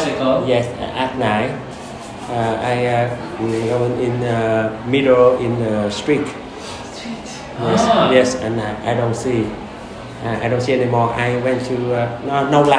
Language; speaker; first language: English; non-native, learner; Vietnamese